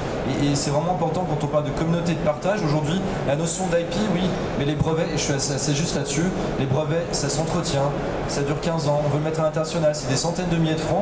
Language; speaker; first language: French; native; French